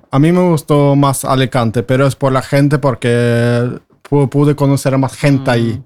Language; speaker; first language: Spanish; non-native, fluent; Norwegian